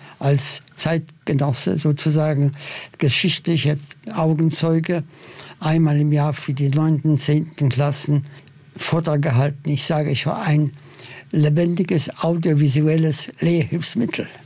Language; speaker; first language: German; non-native, fluent; Polish